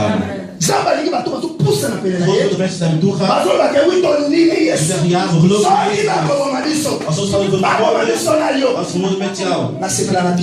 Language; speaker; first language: Dutch; non-native, learner; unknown